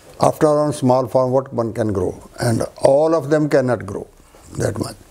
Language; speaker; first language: English; non-native, local second language; Punjabi